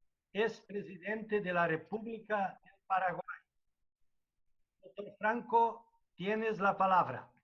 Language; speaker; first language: Spanish; non-native, fluent; Portuguese